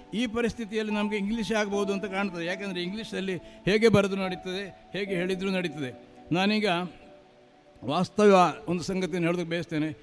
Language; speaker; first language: Kannada; non-native, local second language; Marathi